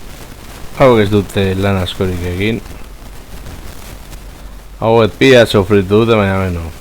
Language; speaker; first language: Basque; native; Basque